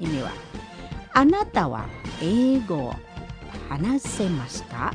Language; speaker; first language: Japanese; non-native, fluent; Indonesian